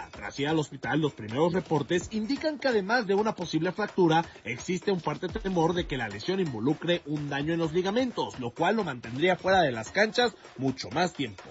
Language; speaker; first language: Spanish; native; Spanish